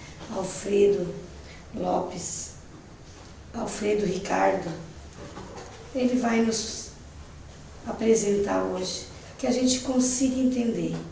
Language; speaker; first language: Portuguese; native; Portuguese